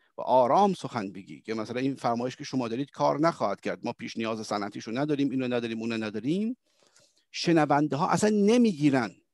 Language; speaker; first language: Persian; early bilingual, heritage; Persian